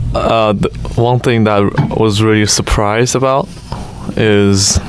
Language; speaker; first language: English; non-native, fluent; Chinese